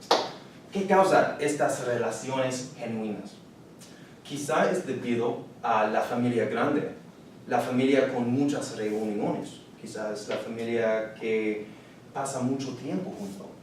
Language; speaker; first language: Spanish; non-native, learner; English